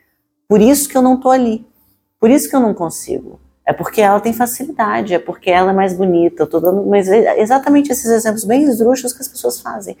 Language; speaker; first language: Portuguese; native; Portuguese